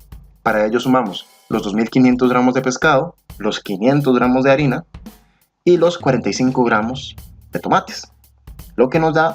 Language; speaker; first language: Spanish; native; Spanish